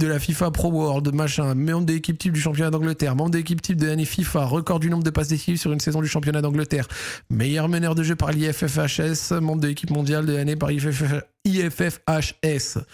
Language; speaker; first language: French; native; French